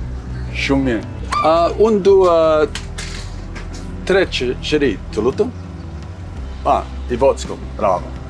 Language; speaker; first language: Albanian; non-native, learner; English